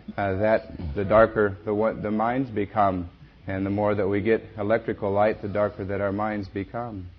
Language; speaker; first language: English; native; English